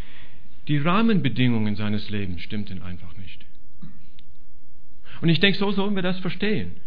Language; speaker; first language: German; non-native, fluent; English